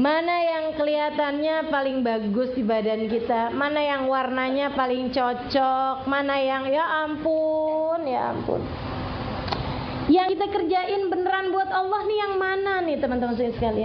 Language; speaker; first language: Indonesian; native; Indonesian